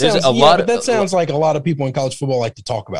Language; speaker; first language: English; native; English